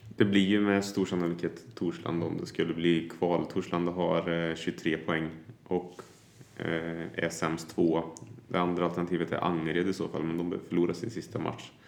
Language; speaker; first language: Swedish; native; Swedish